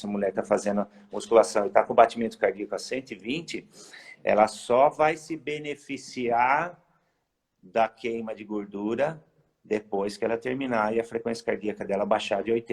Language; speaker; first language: Portuguese; native; Portuguese